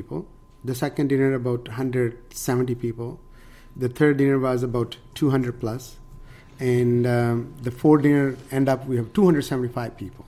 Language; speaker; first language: English; non-native, local second language; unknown